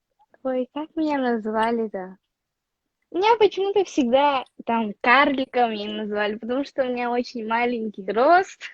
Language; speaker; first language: Russian; non-native, local second language; Yakut